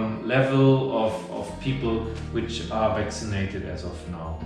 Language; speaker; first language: English; non-native, fluent; German